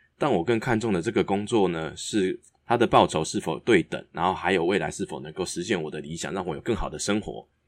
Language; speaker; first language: Chinese; native; Chinese